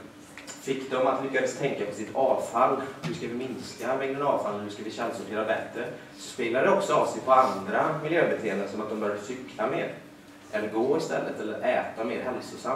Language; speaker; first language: Swedish; native; Swedish